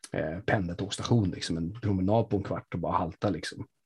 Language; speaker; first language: Swedish; native; Swedish